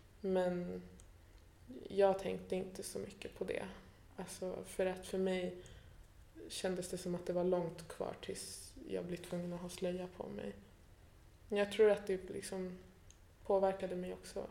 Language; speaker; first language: Swedish; early bilingual, other home language; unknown